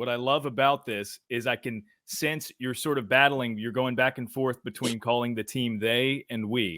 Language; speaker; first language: English; native; English